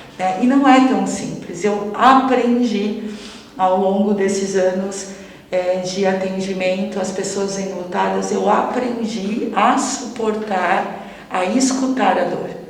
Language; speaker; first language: Portuguese; native; Portuguese